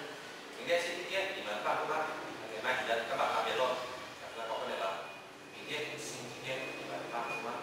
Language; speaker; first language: Chinese; non-native, fluent; Vietnamese